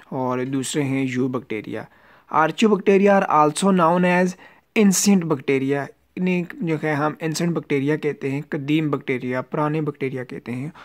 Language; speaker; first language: Urdu; non-native, local second language; Punjabi